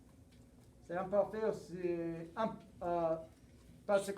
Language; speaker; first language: French; non-native, fluent; English